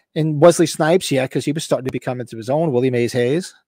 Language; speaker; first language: English; native; English